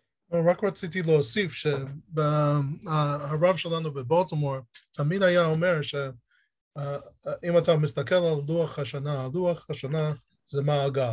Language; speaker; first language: Hebrew; non-native, learner; English